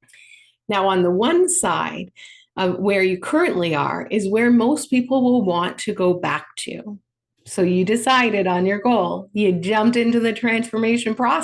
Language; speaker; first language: English; native; English